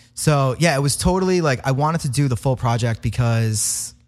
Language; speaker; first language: English; native; English